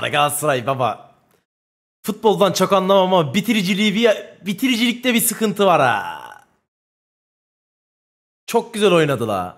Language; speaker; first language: Turkish; native; Turkish